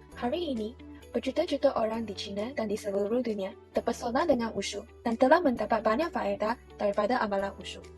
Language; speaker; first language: Malay; non-native, local second language; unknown